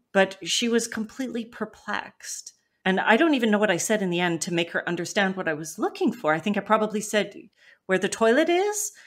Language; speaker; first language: English; native; English